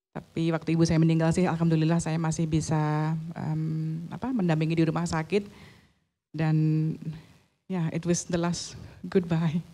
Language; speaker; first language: Indonesian; native; Indonesian